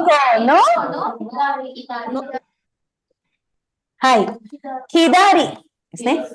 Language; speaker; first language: Japanese; non-native, fluent; Tamil